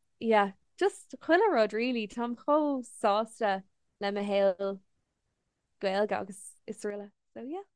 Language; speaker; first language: Irish; non-native, local second language; English